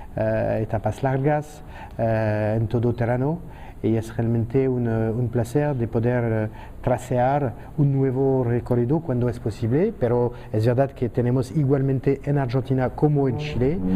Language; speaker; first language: Spanish; non-native, fluent; French